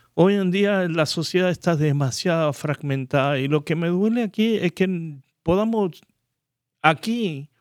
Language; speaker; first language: Spanish; non-native, fluent; Korean